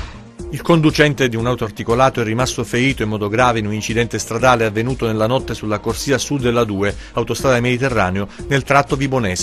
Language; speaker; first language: Italian; native; Italian